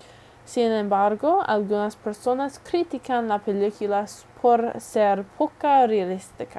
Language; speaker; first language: Spanish; non-native, learner; English